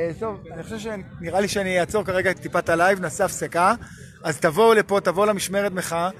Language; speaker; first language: Hebrew; native; Hebrew